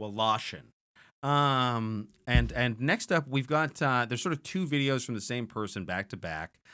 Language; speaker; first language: English; native; English